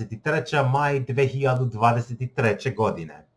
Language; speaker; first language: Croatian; non-native, learner; English